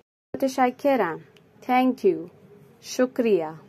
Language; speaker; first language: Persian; non-native, fluent; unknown